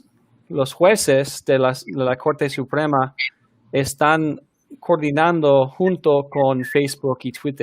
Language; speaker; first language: Spanish; non-native, fluent; English